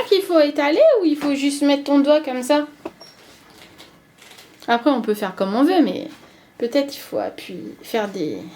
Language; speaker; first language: French; native; French